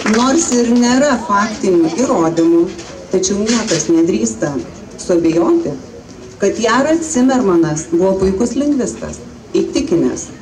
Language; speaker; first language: Lithuanian; non-native, fluent; Czech